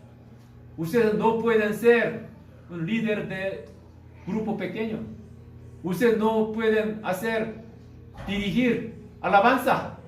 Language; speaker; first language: Spanish; non-native, learner; Korean